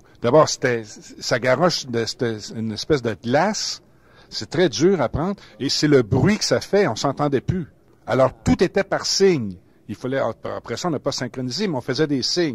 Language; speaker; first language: French; native; French